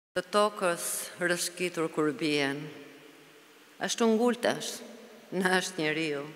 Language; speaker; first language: Italian; non-native, learner; Albanian